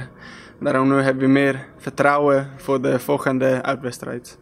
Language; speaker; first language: Dutch; non-native, learner; Swedish